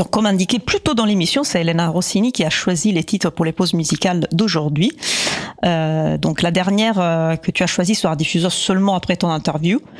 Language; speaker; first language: French; native; French